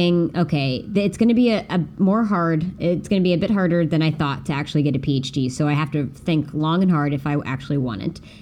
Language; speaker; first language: English; native; English